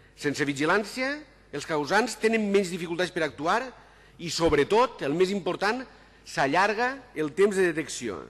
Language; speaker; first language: Catalan; native; Catalan